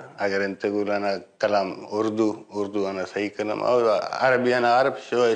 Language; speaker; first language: Arabic; non-native, learner; Urdu